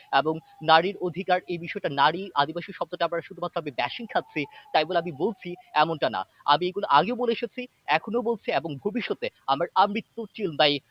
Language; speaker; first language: Bangla; non-native, local second language; Chakma